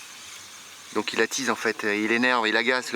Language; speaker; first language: French; native; French